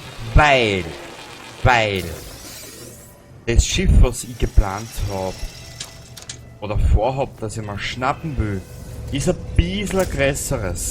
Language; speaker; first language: German; native; German